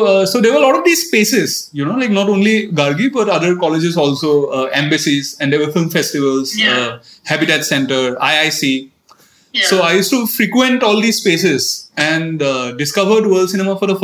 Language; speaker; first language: English; non-native, local second language; Assamese